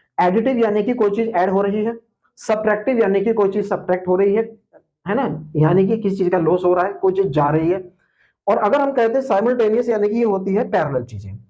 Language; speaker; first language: Hindi; native; Hindi